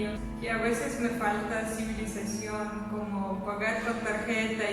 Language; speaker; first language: Spanish; non-native, fluent; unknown